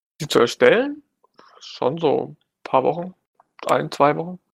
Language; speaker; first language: German; native; German